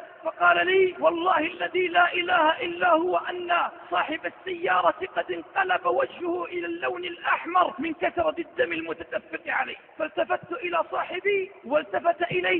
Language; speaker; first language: Arabic; native; Arabic